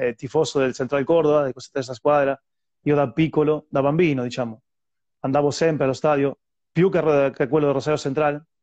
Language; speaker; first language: Italian; non-native, fluent; Spanish